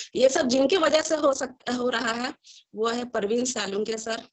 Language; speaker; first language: Hindi; native; Hindi